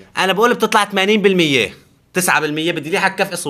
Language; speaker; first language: Arabic; native; Arabic